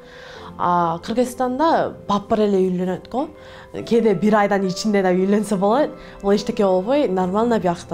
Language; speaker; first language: Kyrgyz; non-native, learner; Korean